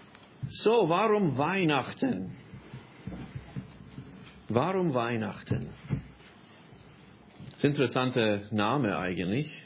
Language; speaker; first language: German; non-native, fluent; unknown